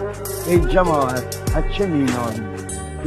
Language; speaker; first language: Persian; native; Persian